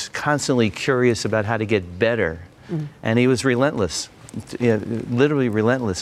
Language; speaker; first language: English; native; English